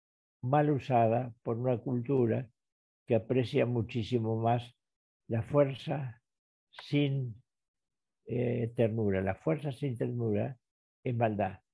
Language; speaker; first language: Spanish; native; Spanish